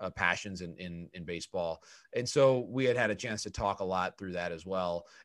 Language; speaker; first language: English; native; English